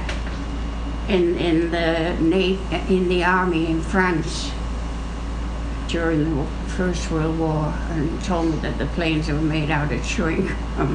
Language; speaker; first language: English; native; English